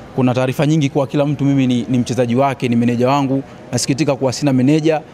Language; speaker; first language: Swahili; native; Swahili